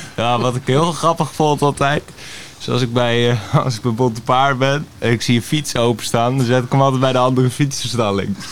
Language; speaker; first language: Dutch; native; Dutch